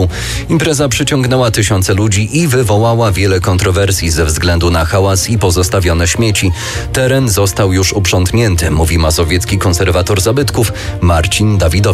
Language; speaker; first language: Polish; native; Polish